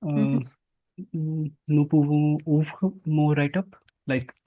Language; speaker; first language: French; non-native, learner; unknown